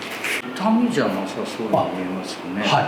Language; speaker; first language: Japanese; native; Japanese